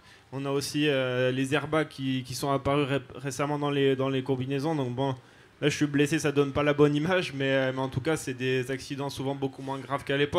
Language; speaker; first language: French; native; French